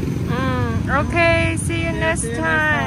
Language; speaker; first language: English; non-native, learner; Chinese